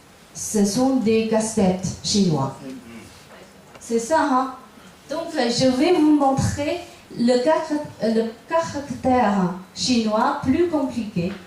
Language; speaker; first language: French; non-native, fluent; Chinese